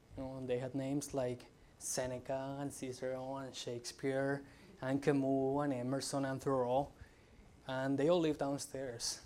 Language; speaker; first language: English; non-native, fluent; Spanish